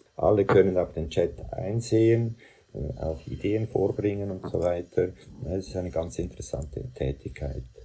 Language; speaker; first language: German; native; German